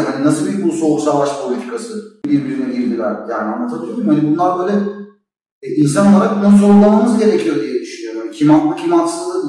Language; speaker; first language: Turkish; native; Turkish